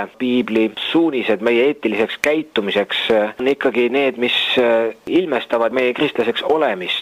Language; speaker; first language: Estonian; native; Estonian